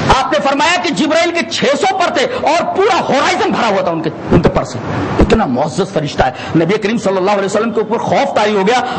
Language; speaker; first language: Urdu; native; Urdu